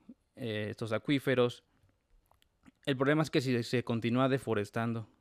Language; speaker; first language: Spanish; native; Spanish